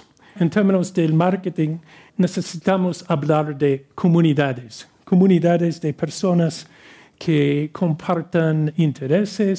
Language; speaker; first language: Spanish; non-native, fluent; English